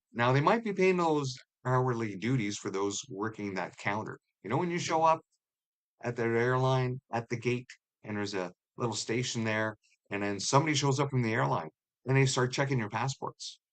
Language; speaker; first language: English; native; English